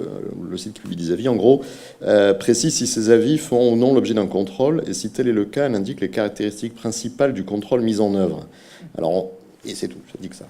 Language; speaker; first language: French; native; French